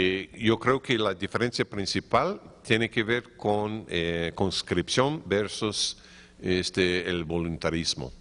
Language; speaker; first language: Spanish; non-native, fluent; English